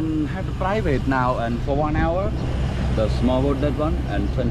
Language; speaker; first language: English; non-native, learner; Khmer